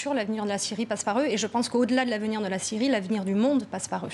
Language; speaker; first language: French; native; French